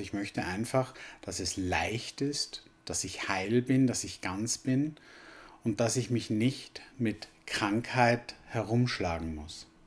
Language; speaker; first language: German; native; German